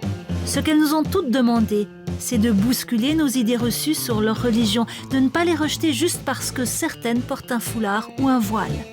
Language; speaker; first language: French; native; French